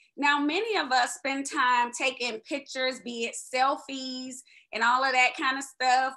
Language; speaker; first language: English; native; English